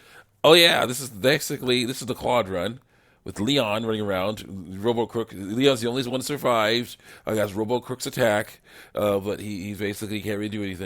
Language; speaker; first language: English; native; English